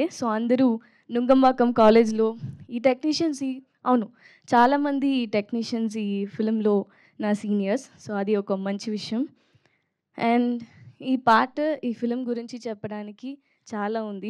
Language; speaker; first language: Telugu; non-native, local second language; Tamil